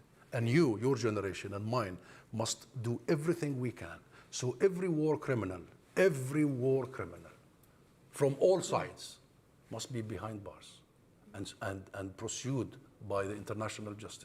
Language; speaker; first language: English; non-native, fluent; Arabic